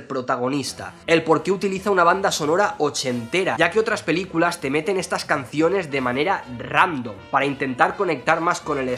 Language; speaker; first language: Spanish; native; Spanish